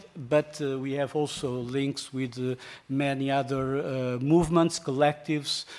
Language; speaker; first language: English; non-native, fluent; Portuguese